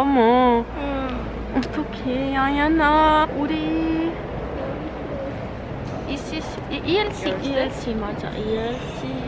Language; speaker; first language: Korean; non-native, learner; French